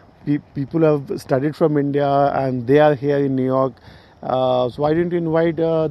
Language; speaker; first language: English; non-native, local second language; Hindi